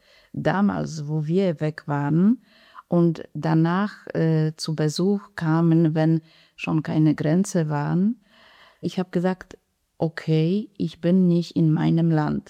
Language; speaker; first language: German; non-native, fluent; Polish